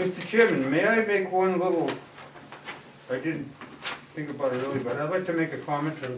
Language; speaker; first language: English; native; English